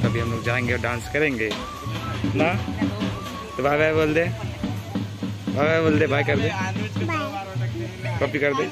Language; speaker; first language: Hindi; native; Hindi